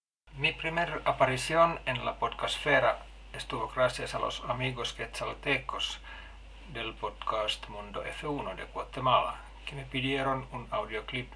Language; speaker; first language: Spanish; non-native, learner; Finnish